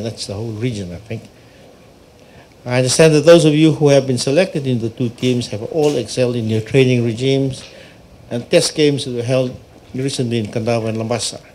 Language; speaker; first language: English; non-native, local second language; Fijian